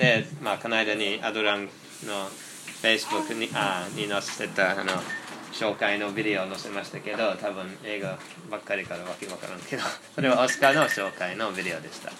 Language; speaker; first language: Japanese; non-native, fluent; English